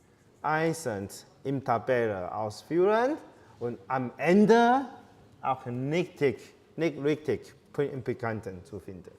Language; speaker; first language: German; non-native, learner; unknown